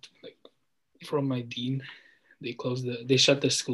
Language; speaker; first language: English; non-native, local second language; Filipino